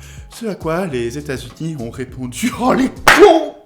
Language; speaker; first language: French; native; French